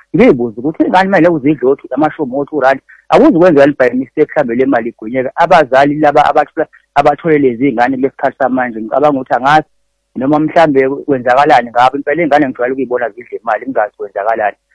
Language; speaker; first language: Zulu; native; Zulu